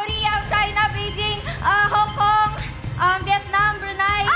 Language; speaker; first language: English; non-native, local second language; Filipino